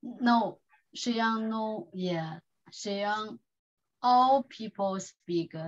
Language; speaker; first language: English; non-native, learner; Chinese